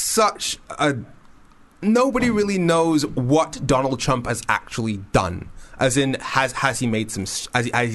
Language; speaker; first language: English; native; English